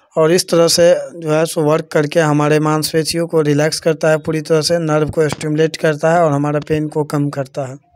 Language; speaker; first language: Hindi; native; Hindi